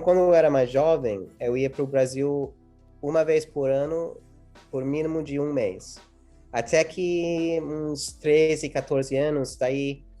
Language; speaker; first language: Portuguese; early bilingual, heritage; English